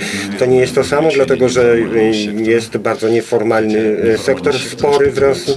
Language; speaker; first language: Polish; non-native, fluent; Russian